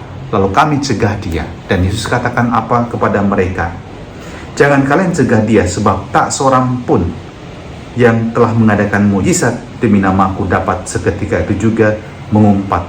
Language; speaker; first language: Indonesian; native; Indonesian